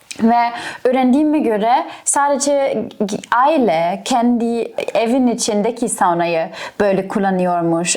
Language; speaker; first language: Turkish; non-native, fluent; German